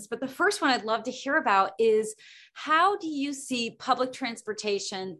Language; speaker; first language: English; native; English